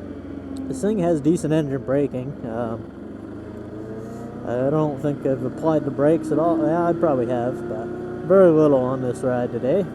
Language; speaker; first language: English; native; English